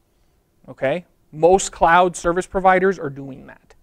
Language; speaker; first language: English; native; English